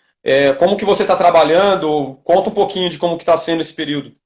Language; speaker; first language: Portuguese; native; Portuguese